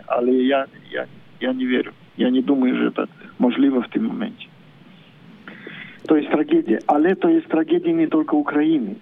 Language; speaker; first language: Polish; non-native, learner; Ukrainian